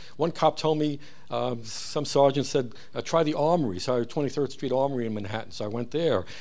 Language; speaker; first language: English; early bilingual, other home language; Hebrew